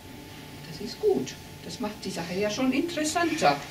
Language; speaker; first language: German; non-native, fluent; Finnish